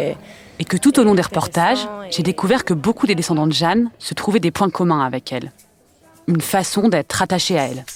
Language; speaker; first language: French; native; French